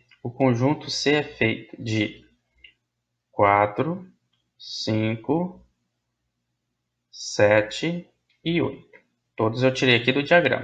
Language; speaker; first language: Portuguese; native; Portuguese